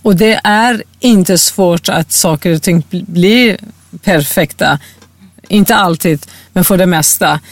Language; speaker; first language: Swedish; non-native, fluent; Persian